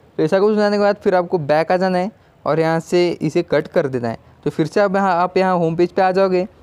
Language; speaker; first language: Hindi; non-native, local second language; Marathi